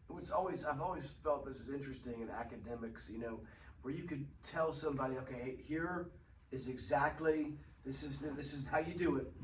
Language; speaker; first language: English; native; English